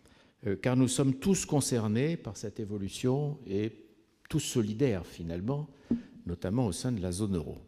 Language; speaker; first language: French; native; French